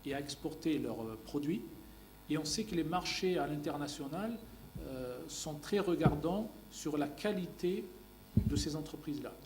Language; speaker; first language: French; non-native, local second language; Arabic